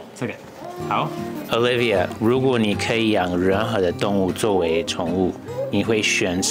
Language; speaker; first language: Chinese; non-native, fluent; English